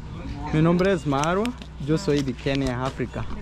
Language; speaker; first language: Spanish; non-native, learner; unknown